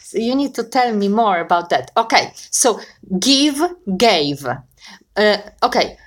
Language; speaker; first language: English; non-native, fluent; Polish